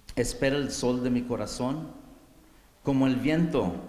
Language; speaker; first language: Spanish; early bilingual, heritage; Spanish